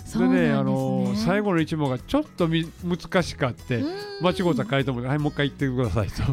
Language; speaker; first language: Japanese; native; Japanese